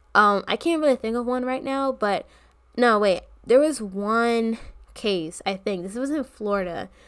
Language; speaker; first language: English; native; English